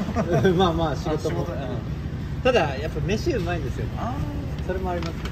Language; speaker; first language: Japanese; native; Japanese